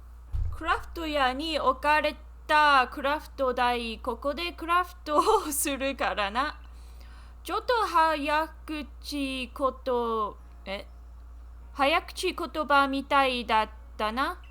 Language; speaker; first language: Japanese; non-native, learner; English